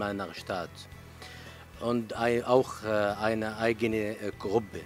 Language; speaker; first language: German; non-native, learner; Arabic